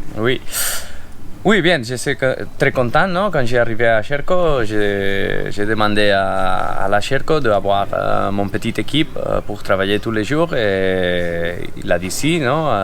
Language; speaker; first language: French; non-native, fluent; Spanish